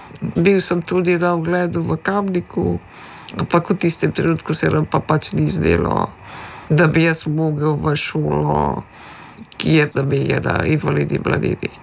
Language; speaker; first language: Slovenian; early bilingual, other home language; Macedonian